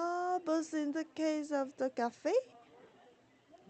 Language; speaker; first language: English; non-native, learner; Korean